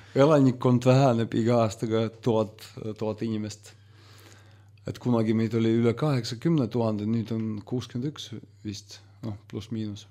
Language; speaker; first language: Estonian; non-native, local second language; Russian